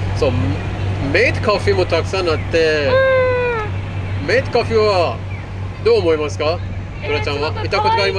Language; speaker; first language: Japanese; non-native, learner; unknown